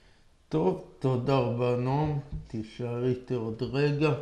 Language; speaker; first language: Hebrew; native; Hebrew